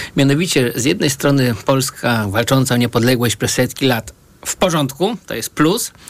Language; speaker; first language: Polish; native; Polish